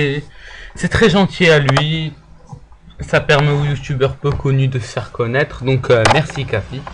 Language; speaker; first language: French; native; French